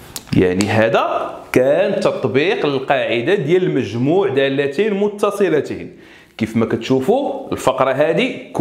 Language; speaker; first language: Arabic; native; Arabic